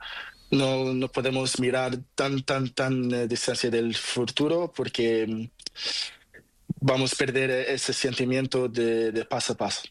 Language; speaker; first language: Spanish; non-native, learner; Portuguese